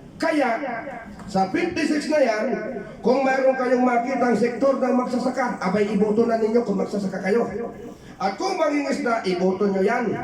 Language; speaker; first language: Filipino; non-native, local second language; Bikol